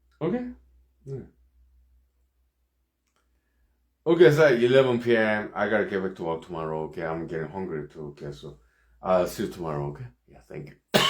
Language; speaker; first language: English; non-native, fluent; Korean